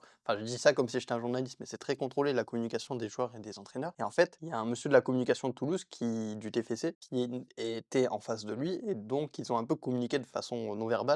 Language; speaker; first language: French; native; French